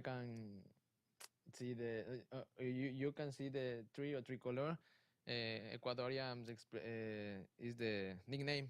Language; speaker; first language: English; non-native, learner; Spanish